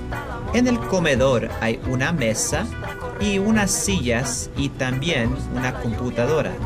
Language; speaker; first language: Spanish; non-native, learner; English